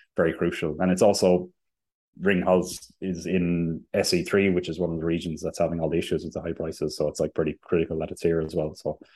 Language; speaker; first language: English; native; English